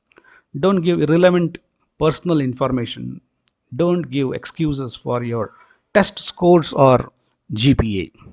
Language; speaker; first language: English; non-native, local second language; Marathi